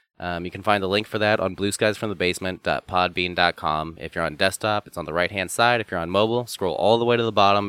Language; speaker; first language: English; native; English